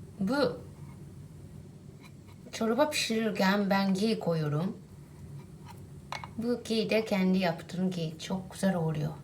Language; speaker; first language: Turkish; non-native, fluent; Japanese